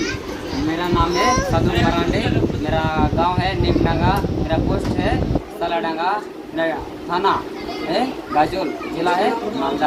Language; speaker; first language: Hindi; non-native, local second language; Santali